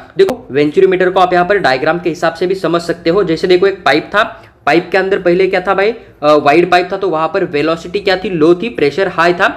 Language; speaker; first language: Hindi; non-native, local second language; Marathi